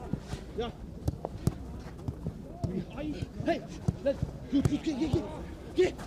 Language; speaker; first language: German; non-native, learner; Catalan